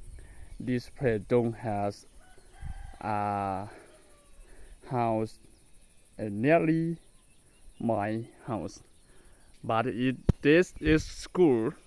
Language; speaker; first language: English; non-native, learner; Hmong